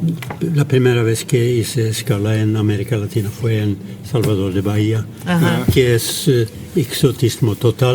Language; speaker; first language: Spanish; non-native, fluent; Norwegian